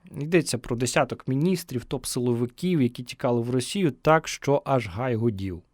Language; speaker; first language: Ukrainian; native; Ukrainian